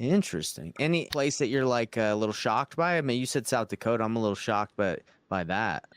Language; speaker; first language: English; native; English